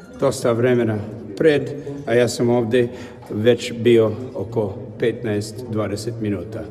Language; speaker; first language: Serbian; non-native, learner; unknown